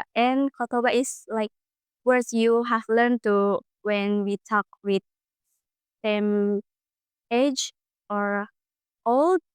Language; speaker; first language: English; non-native, learner; Indonesian